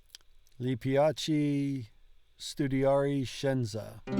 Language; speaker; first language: Italian; non-native, learner; English